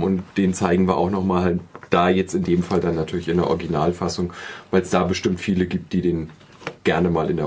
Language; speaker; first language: German; native; German